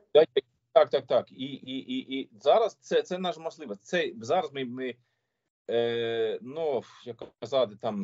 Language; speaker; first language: Ukrainian; non-native, learner; Swedish